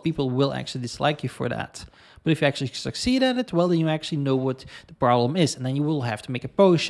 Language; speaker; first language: English; non-native, fluent; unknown